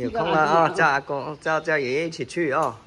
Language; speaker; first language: Chinese; native; Chinese